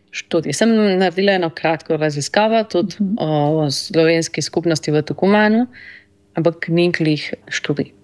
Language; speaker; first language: Slovenian; early bilingual, heritage; Slovenian